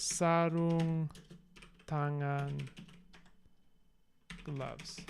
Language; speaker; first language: Indonesian; non-native, learner; English